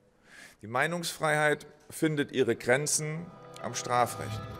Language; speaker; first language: German; native; German